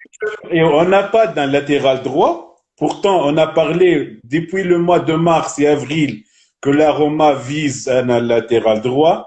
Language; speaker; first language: French; non-native, local second language; Arabic